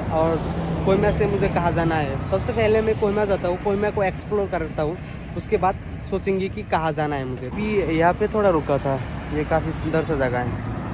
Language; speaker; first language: Hindi; non-native, local second language; Assamese